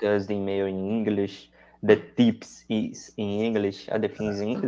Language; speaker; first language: English; non-native, learner; Portuguese